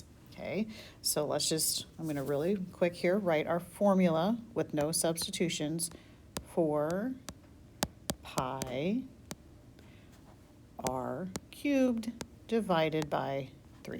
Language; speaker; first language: English; native; English